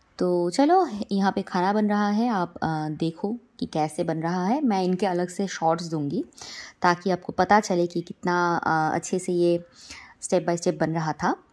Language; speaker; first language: Hindi; non-native, local second language; Bangla